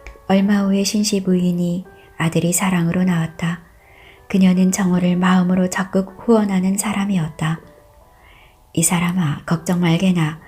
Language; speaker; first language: Korean; native; Korean